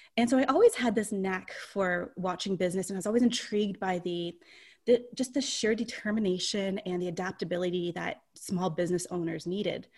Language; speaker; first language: English; native; English